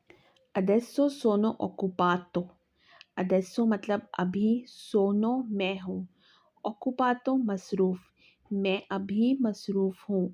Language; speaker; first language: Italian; non-native, fluent; Urdu